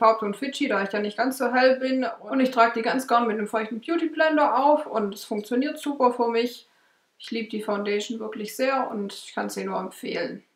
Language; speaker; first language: German; native; German